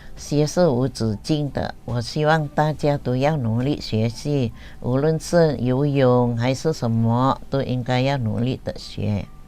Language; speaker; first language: Chinese; early bilingual, heritage; Chinese